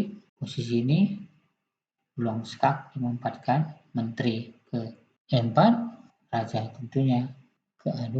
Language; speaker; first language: Indonesian; native; Indonesian